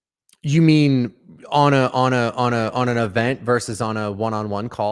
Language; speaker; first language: English; native; English